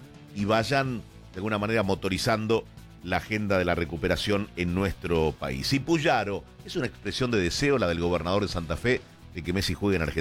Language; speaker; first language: Spanish; native; Spanish